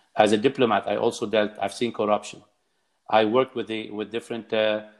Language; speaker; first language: English; non-native, fluent; Arabic